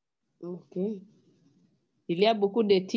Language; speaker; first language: French; non-native, learner; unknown